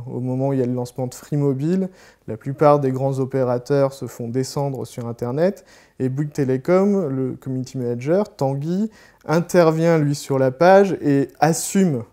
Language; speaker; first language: French; native; French